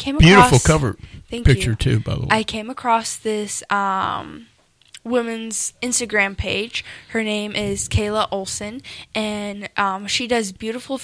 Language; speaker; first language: English; non-native, local second language; Afrikaans